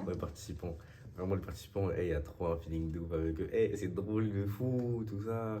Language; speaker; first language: French; native; French